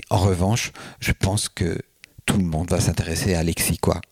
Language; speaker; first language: French; native; French